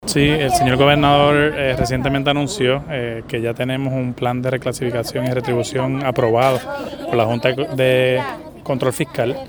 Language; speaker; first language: Spanish; native; Spanish